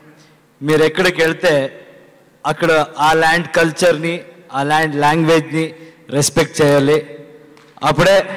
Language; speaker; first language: Telugu; non-native, learner; Kannada